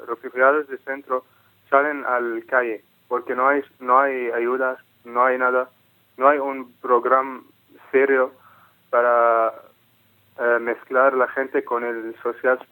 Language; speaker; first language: Spanish; non-native, learner; Arabic